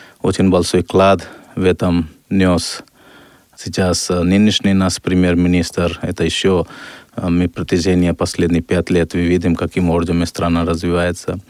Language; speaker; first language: Russian; non-native, fluent; Hindi